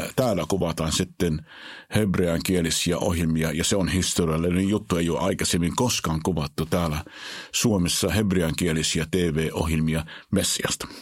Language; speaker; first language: Finnish; non-native, fluent; Hebrew